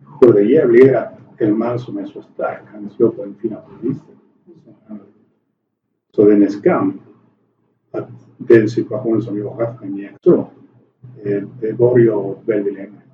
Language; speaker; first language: Swedish; non-native, fluent; Spanish